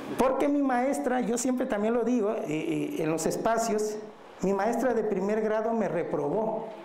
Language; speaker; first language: Spanish; non-native, local second language; Mixtepec Mixtec